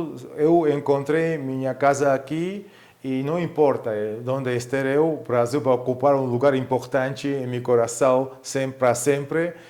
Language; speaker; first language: Portuguese; non-native, fluent; Georgian